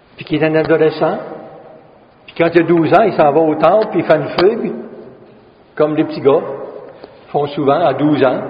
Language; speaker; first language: French; native; French